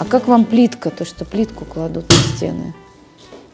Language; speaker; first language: Russian; native; Russian